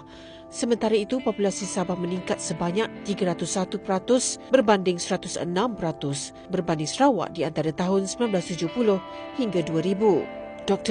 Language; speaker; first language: Malay; native; Malay